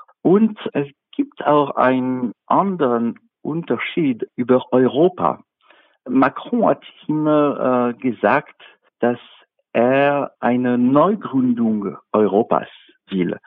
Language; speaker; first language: German; non-native, fluent; French